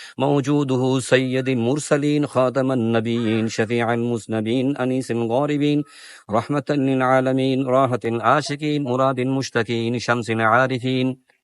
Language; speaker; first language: Arabic; non-native, fluent; Bangla